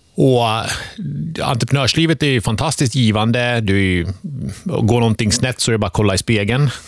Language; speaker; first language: Swedish; native; Swedish